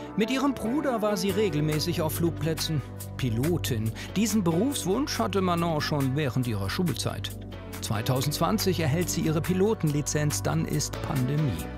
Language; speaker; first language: German; native; German